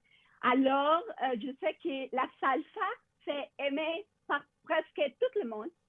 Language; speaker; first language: French; non-native, fluent; Spanish